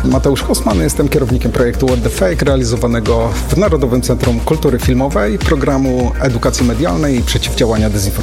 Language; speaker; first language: Polish; native; Polish